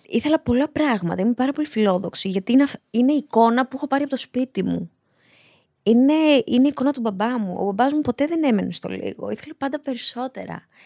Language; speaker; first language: Greek; early bilingual, other home language; Albanian